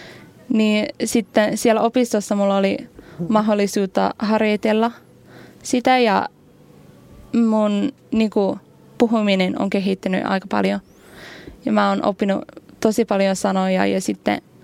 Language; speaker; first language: Finnish; non-native, learner; English